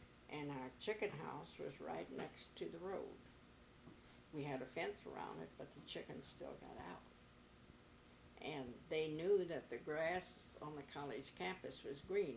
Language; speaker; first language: English; early bilingual, other home language; German